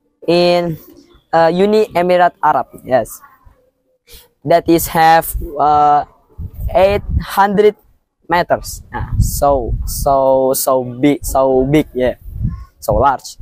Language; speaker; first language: English; non-native, learner; Indonesian